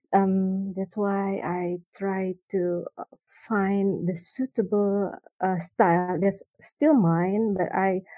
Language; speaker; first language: English; non-native, learner; Indonesian